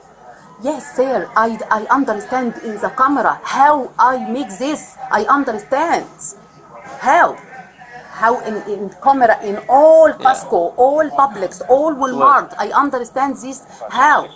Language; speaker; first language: English; non-native, learner; Arabic